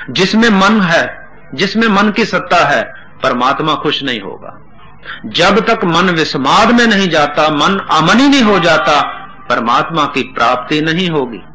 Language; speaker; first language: Hindi; non-native, local second language; Punjabi